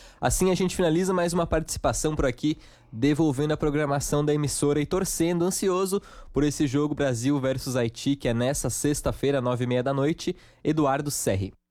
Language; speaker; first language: Portuguese; native; Portuguese